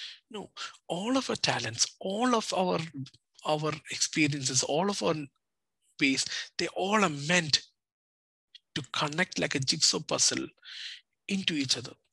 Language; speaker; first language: English; non-native, local second language; Malayalam